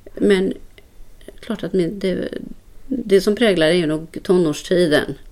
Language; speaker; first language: Swedish; native; Swedish